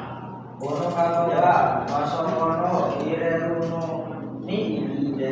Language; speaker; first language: Japanese; non-native, learner; Indonesian